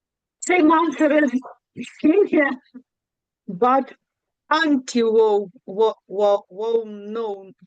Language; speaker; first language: English; non-native, learner; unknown